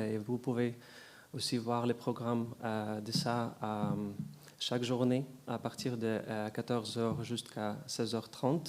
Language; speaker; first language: French; non-native, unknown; Ukrainian